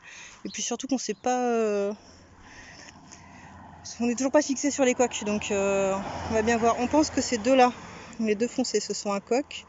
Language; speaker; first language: French; native; French